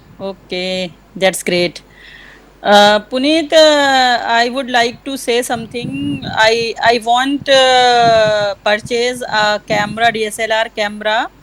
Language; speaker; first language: English; non-native, learner; Hindi